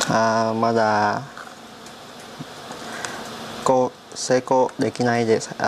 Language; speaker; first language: Japanese; non-native, learner; Vietnamese